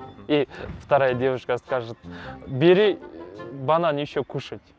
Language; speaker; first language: Russian; non-native, local second language; Kazakh